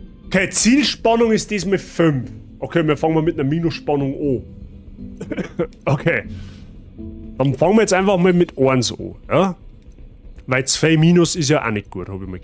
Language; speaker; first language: German; native; German